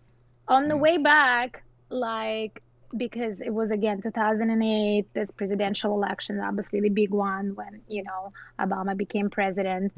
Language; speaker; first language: English; non-native, fluent; Russian